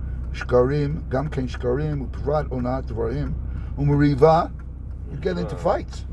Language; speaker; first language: Hebrew; non-native, fluent; English